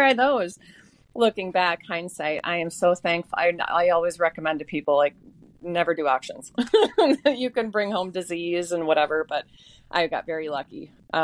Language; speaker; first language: English; native; English